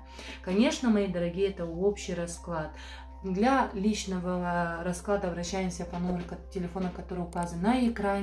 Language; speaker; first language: Russian; non-native, fluent; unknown